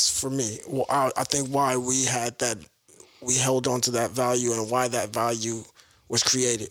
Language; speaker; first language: English; native; English